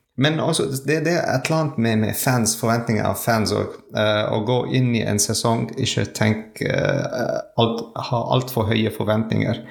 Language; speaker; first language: Norwegian; non-native, learner; French